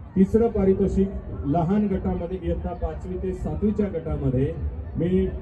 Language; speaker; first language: Marathi; native; Marathi